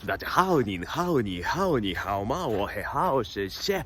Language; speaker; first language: Chinese; non-native, learner; Russian